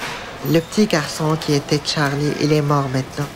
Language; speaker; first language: French; non-native, learner; Arabic